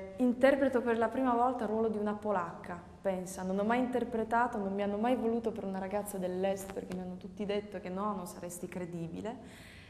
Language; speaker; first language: Italian; non-native, fluent; Polish